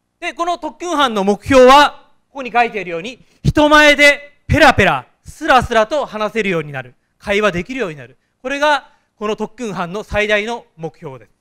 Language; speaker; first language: Japanese; native; Japanese